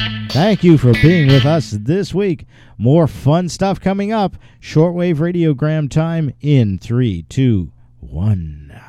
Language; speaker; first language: English; native; English